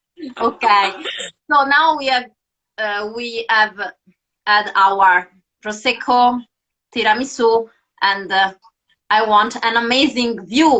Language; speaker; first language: English; non-native, fluent; Italian